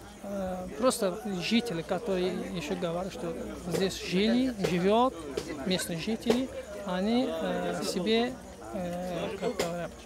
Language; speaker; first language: Russian; non-native, fluent; Azerbaijani